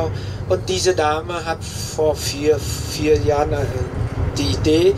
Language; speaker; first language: German; non-native, fluent; Vietnamese